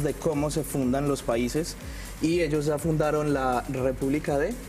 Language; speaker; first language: Spanish; native; Spanish